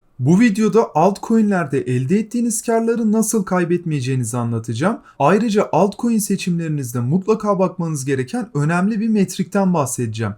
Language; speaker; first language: Turkish; native; Turkish